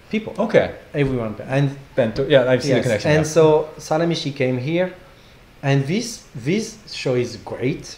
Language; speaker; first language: English; non-native, fluent; French